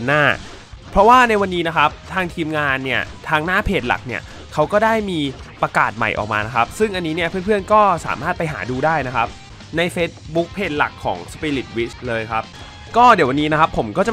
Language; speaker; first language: Thai; native; Thai